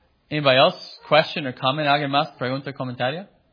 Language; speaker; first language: Spanish; non-native, fluent; English